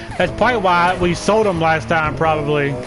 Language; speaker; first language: English; native; English